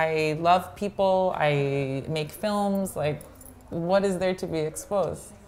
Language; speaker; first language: English; native; English